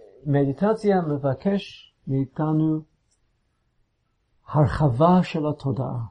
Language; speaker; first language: Hebrew; non-native, fluent; English